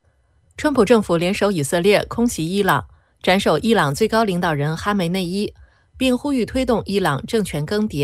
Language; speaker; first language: Chinese; native; Chinese